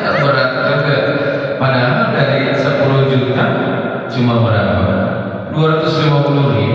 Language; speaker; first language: Indonesian; native; Indonesian